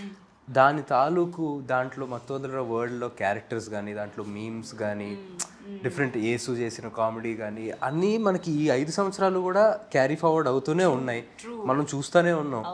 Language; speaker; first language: Telugu; native; Telugu